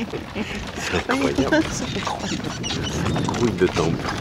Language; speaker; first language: French; native; French